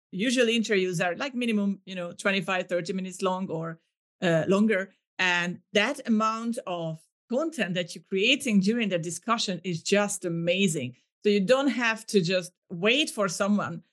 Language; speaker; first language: English; non-native, fluent; Hungarian